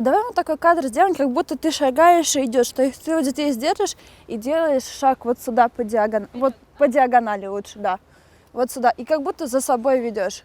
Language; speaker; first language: Russian; native; Russian